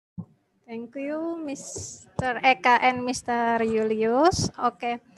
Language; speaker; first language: English; non-native, learner; Indonesian